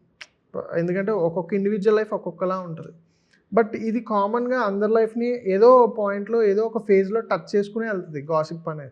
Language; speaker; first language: Telugu; native; Telugu